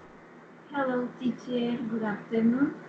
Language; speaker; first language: English; non-native, learner; Spanish